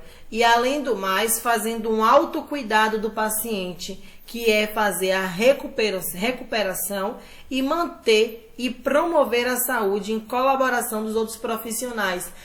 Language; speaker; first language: Portuguese; native; Portuguese